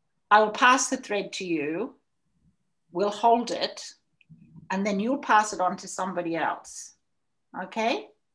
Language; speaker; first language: English; native; English